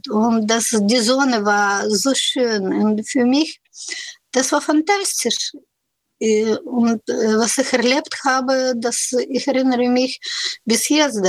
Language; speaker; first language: German; non-native, learner; Russian